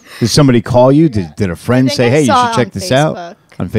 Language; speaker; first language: English; native; English